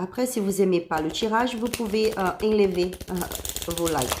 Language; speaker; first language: French; non-native, learner; Spanish